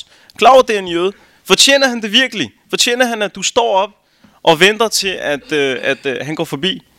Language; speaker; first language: Danish; early bilingual, other home language; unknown